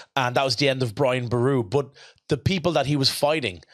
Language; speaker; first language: English; native; English